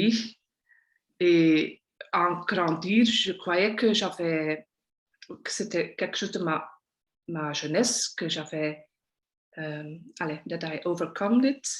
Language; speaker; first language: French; non-native, local second language; Dutch